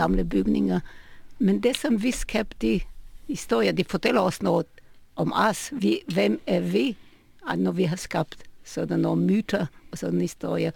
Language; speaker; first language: Danish; non-native, fluent; Hebrew